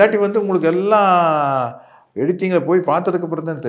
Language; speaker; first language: Tamil; native; Tamil